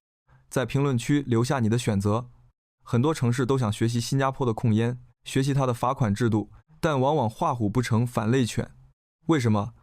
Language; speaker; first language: Chinese; native; Chinese